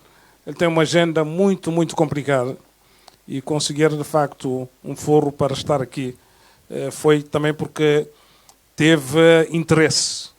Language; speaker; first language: Portuguese; non-native, local second language; Kabuverdianu